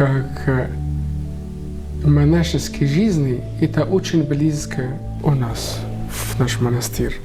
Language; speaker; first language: Russian; non-native, learner; Arabic